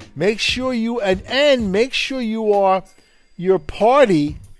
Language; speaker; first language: English; non-native, fluent; Italian